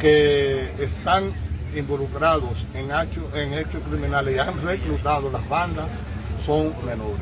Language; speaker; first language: Spanish; native; Spanish